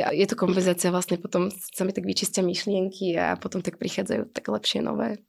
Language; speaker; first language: Slovak; native; Slovak